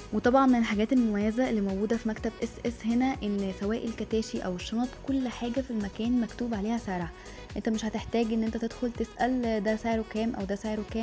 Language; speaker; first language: Arabic; native; Arabic